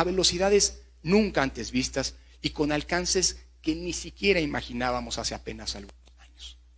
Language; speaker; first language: Spanish; native; Spanish